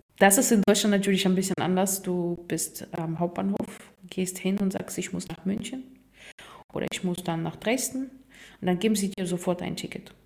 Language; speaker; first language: German; non-native, fluent; Russian